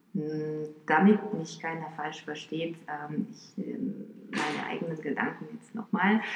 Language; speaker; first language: German; non-native, fluent; Romanian